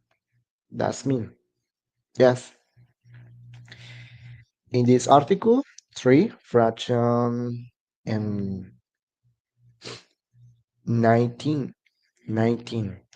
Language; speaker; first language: English; non-native, learner; Spanish